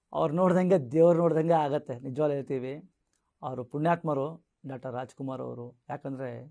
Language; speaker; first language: Kannada; non-native, local second language; Marathi